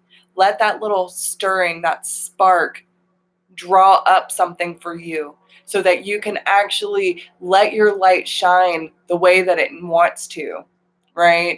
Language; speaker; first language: English; native; English